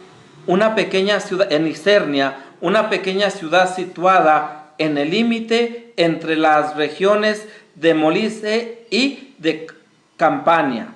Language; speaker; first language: Spanish; native; Spanish